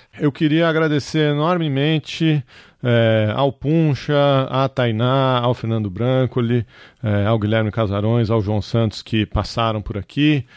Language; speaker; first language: Portuguese; native; Portuguese